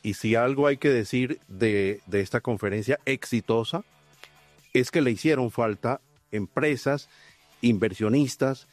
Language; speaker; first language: Spanish; native; Spanish